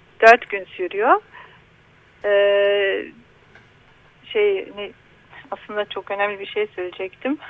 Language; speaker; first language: Turkish; non-native, learner; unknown